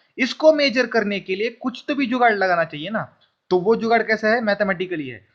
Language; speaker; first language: Hindi; non-native, local second language; Marathi